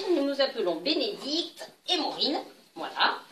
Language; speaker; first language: French; native; French